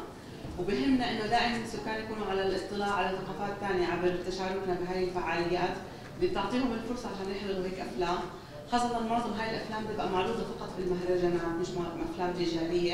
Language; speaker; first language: Arabic; native; Arabic